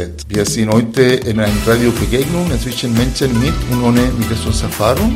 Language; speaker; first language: German; non-native, fluent; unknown